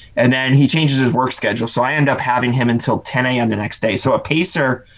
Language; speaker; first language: English; native; English